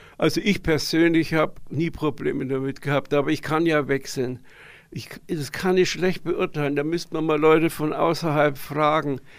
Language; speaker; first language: German; native; German